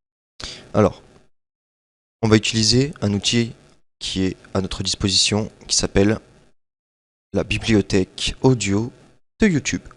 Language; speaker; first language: French; native; French